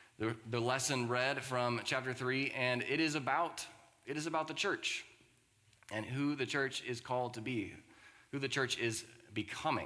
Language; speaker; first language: English; native; English